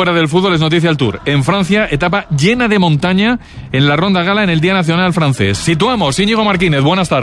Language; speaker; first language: Spanish; native; Spanish